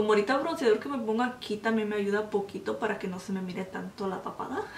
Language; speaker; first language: Spanish; early bilingual, heritage; Spanish